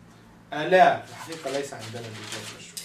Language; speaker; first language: Arabic; non-native, fluent; English